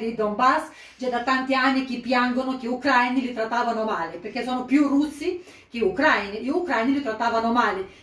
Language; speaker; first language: Italian; non-native, fluent; Ukrainian